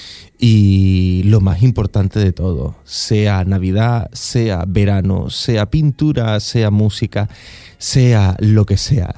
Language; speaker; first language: Spanish; native; Spanish